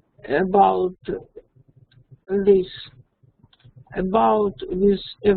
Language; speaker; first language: English; non-native, learner; Russian